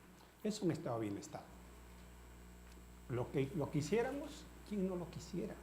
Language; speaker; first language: Spanish; native; Spanish